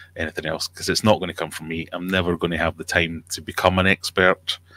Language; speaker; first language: English; native; English